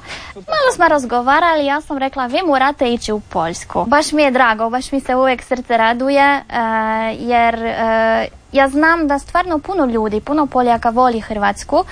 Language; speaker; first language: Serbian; non-native, fluent; Polish